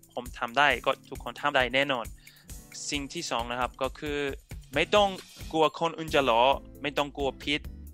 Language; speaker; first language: Thai; non-native, fluent; English